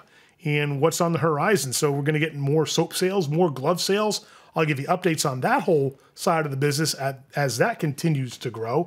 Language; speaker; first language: English; native; English